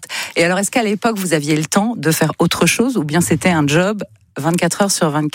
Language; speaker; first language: French; native; French